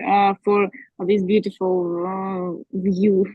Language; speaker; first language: English; non-native, learner; Russian